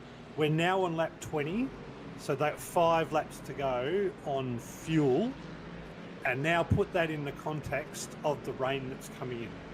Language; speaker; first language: English; native; English